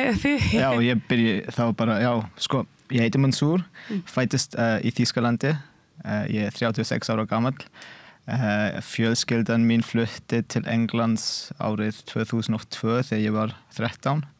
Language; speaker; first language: Icelandic; non-native, learner; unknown